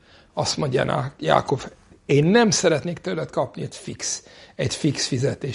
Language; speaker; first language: Hungarian; non-native, fluent; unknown